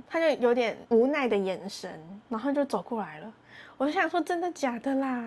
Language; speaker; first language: Chinese; native; Chinese